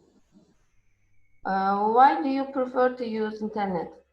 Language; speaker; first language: English; non-native, fluent; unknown